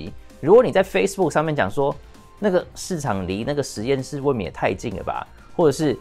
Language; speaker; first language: Chinese; native; Chinese